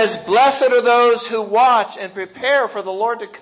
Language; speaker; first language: English; native; English